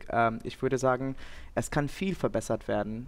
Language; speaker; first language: German; non-native, fluent; Bangla